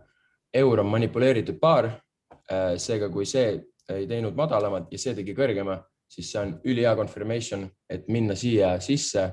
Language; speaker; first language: Estonian; native; Estonian